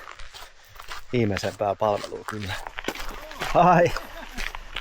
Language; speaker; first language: Finnish; native; Finnish